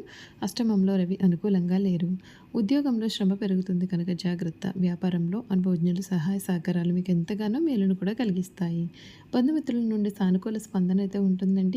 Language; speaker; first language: Telugu; native; Telugu